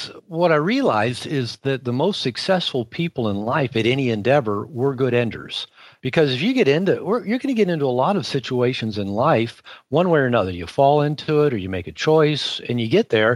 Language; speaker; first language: English; native; English